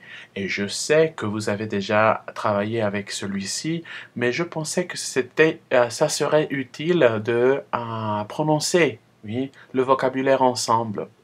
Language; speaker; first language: French; non-native, fluent; Spanish